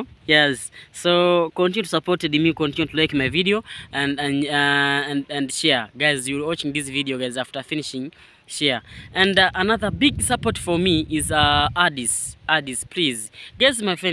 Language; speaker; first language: English; non-native, learner; Swahili